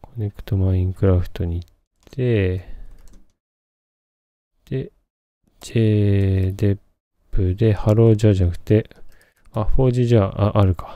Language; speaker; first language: Japanese; native; Japanese